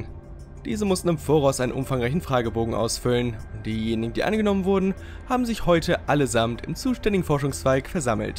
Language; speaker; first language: German; native; German